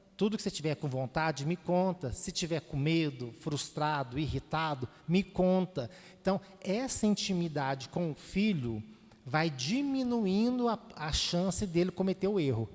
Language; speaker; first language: Portuguese; native; Portuguese